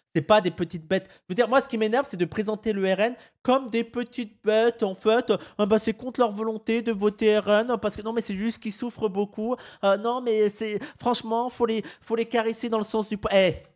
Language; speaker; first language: French; native; French